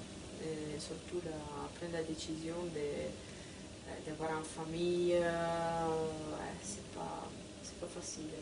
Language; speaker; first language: French; non-native, fluent; Italian